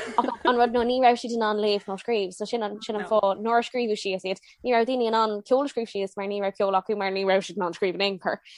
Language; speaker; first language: Irish; non-native, local second language; English